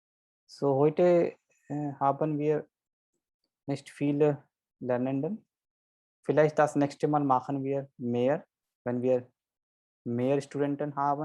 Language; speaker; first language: German; non-native, fluent; Hindi